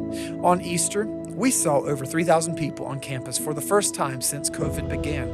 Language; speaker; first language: English; native; English